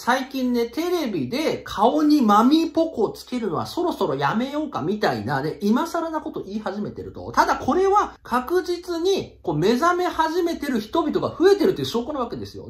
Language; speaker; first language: Japanese; native; Japanese